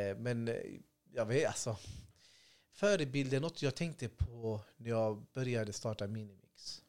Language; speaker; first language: Swedish; early bilingual, other home language; Kurdish